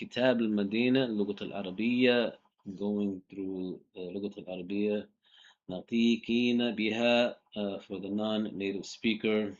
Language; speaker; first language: Arabic; non-native, fluent; English